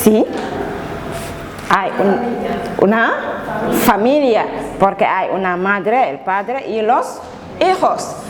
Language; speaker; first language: Spanish; non-native, fluent; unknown